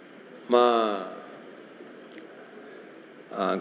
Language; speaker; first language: Telugu; native; Telugu